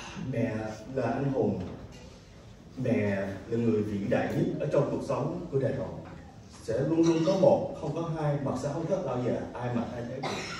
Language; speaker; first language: Vietnamese; early bilingual, heritage; Vietnamese